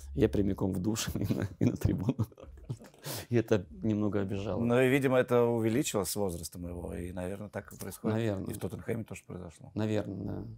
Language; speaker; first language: Russian; native; Russian